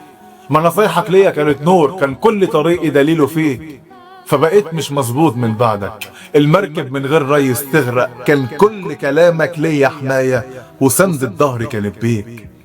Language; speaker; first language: Arabic; native; Arabic